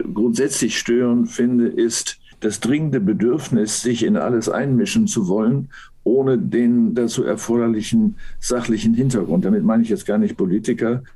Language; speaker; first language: German; native; German